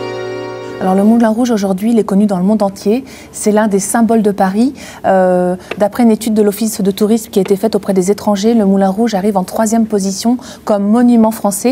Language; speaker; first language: French; native; French